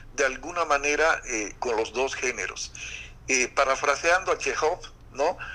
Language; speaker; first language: Spanish; native; Spanish